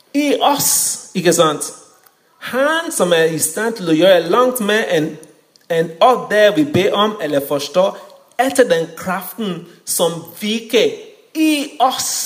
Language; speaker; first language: Norwegian; non-native, fluent; Yoruba